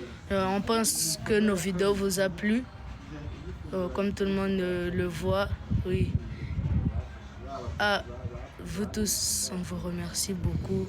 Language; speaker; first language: French; non-native, local second language; Kinyarwanda